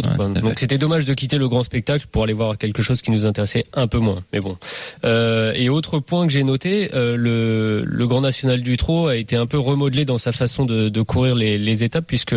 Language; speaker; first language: French; native; French